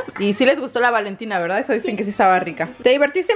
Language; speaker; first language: Spanish; native; Spanish